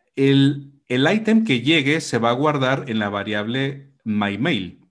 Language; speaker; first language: Spanish; native; Spanish